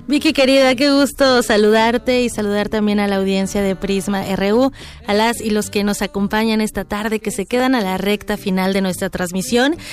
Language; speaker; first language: Spanish; native; Spanish